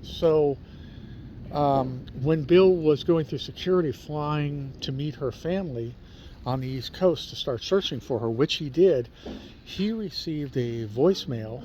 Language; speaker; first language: English; native; English